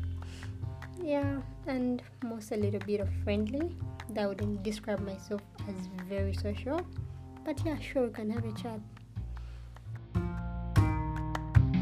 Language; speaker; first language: English; non-native, local second language; Ganda